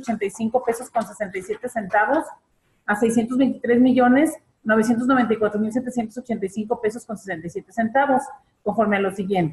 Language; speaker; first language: Spanish; native; Spanish